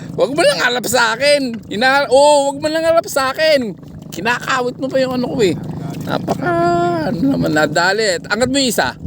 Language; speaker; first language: Filipino; native; Filipino